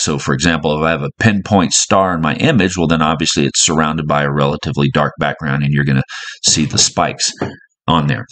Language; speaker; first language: English; native; English